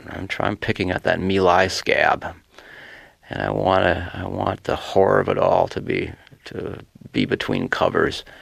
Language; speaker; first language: English; native; English